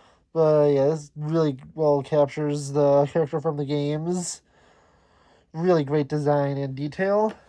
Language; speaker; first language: English; native; English